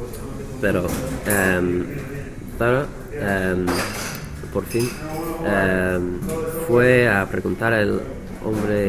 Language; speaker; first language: Spanish; non-native, learner; English